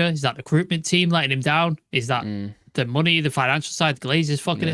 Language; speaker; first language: English; native; English